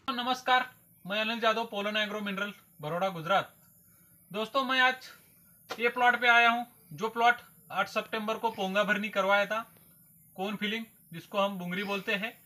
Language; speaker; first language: Hindi; non-native, local second language; Marathi